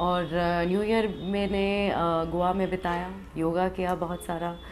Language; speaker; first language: Hindi; early bilingual, other home language; English